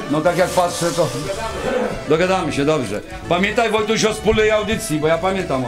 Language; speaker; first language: Polish; native; Polish